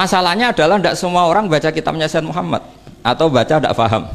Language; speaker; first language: Indonesian; native; Indonesian